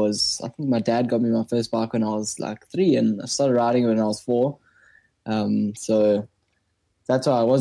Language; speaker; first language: English; native; English